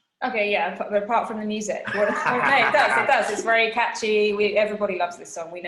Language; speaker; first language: English; non-native, fluent; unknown